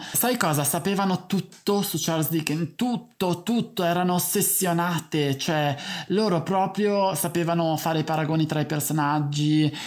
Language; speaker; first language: Italian; native; Italian